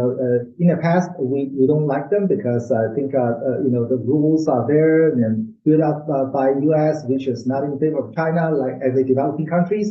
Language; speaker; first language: English; non-native, fluent; Chinese